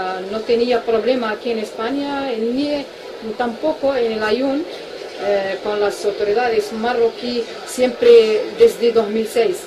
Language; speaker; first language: Spanish; non-native, local second language; Arabic